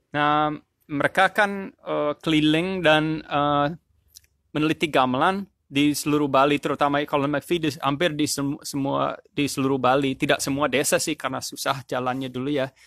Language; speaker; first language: Indonesian; non-native, fluent; English